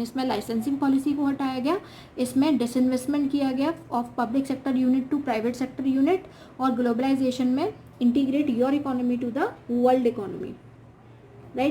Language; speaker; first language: Hindi; native; Hindi